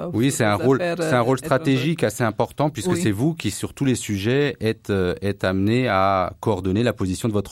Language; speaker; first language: French; native; French